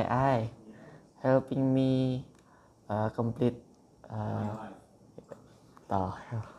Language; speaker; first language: English; non-native, learner; Indonesian